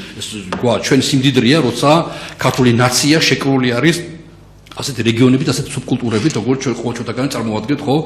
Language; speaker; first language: Georgian; native; Georgian